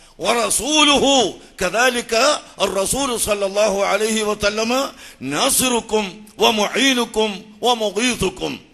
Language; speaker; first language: Arabic; non-native, fluent; Malayalam